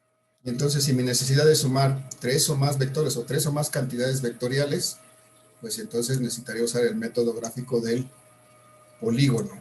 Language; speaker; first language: Spanish; native; Spanish